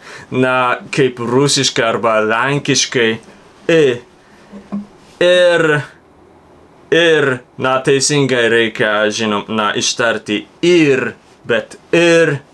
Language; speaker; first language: Lithuanian; non-native, fluent; Japanese